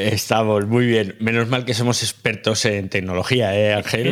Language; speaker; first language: Spanish; native; Spanish